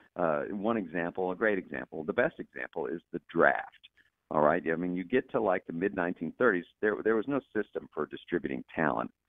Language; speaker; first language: English; native; English